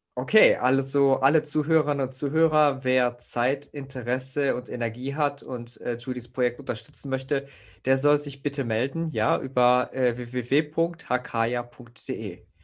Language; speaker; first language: German; native; German